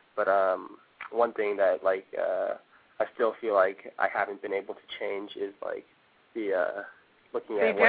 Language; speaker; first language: English; early bilingual, other home language; Korean